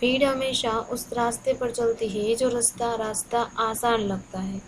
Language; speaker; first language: Hindi; non-native, local second language; Gujarati